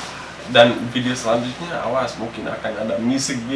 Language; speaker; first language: Indonesian; early bilingual, other home language; English